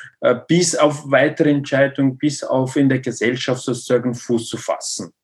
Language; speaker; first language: German; non-native, learner; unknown